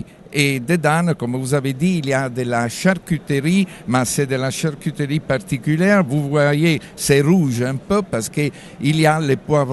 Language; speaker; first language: French; non-native, fluent; Italian